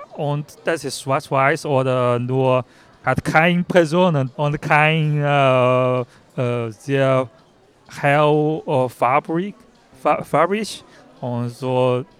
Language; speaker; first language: German; non-native, learner; Chinese